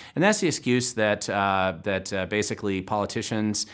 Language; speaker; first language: English; native; English